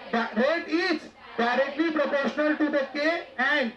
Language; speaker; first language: Hindi; non-native, local second language; Marathi